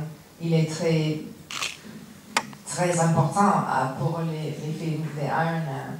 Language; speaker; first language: French; non-native, learner; English